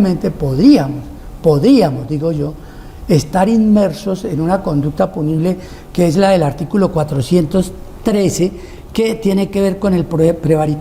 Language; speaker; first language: Spanish; native; Spanish